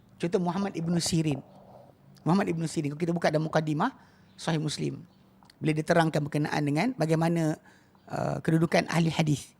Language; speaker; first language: Malay; native; Malay